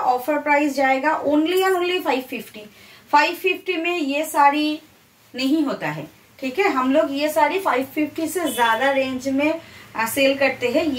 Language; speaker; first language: Hindi; non-native, local second language; Bangla